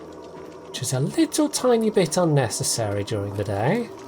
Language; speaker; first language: English; native; English